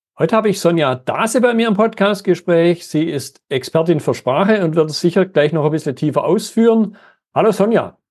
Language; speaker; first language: German; native; German